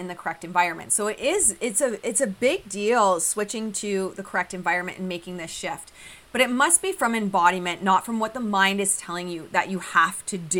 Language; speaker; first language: English; native; English